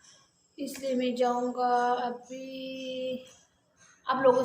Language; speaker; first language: Hindi; non-native, learner; Tibetan